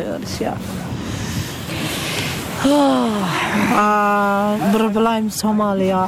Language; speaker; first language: English; non-native, learner; Somali